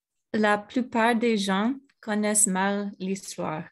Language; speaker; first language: French; non-native, fluent; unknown